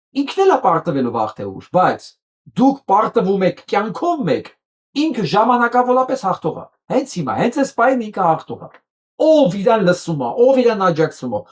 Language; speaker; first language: Armenian; native; Armenian